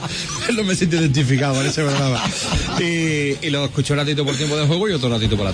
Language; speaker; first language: Spanish; native; Spanish